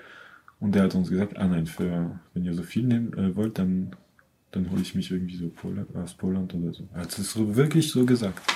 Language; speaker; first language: German; non-native, fluent; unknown